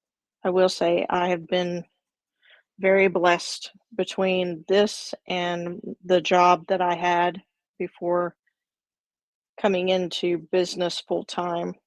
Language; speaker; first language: English; native; English